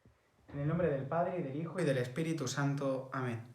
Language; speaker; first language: Spanish; native; Spanish